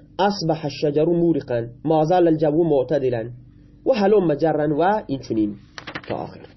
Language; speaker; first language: Persian; non-native, local second language; Baluchi